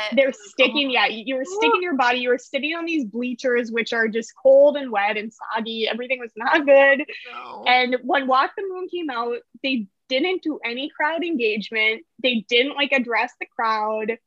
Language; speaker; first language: English; native; English